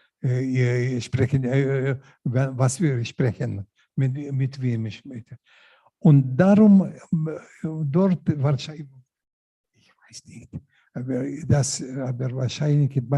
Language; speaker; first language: German; non-native, learner; Lithuanian